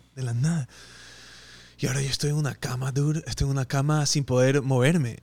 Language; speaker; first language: Spanish; native; Spanish